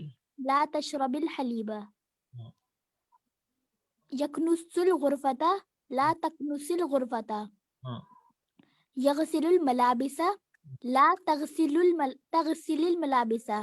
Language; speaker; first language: Arabic; non-native, learner; Urdu